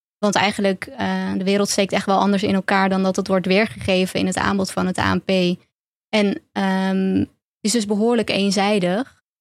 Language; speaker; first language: Dutch; early bilingual, other home language; Turkish